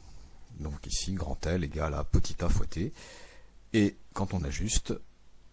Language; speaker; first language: French; native; French